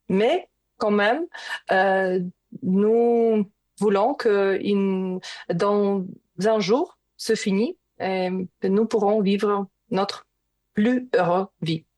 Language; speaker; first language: French; non-native, learner; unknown